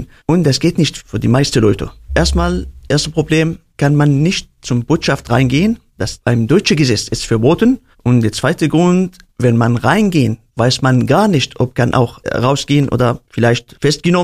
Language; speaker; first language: German; non-native, learner; Arabic